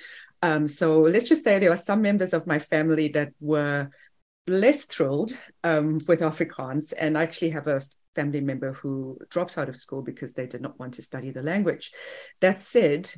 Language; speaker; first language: English; native; English